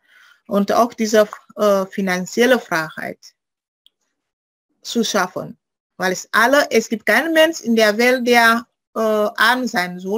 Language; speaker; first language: German; non-native, fluent; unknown